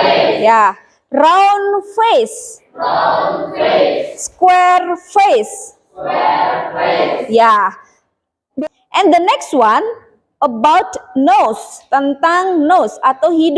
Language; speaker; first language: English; non-native, fluent; Indonesian